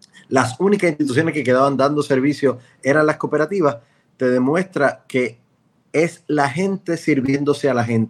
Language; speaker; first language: Spanish; native; Spanish